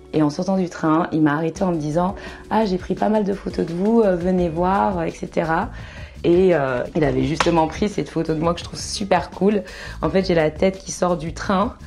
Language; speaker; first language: French; early bilingual, other home language; Kinyarwanda